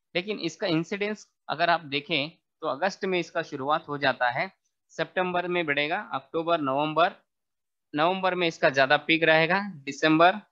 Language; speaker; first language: Hindi; non-native, local second language; Marathi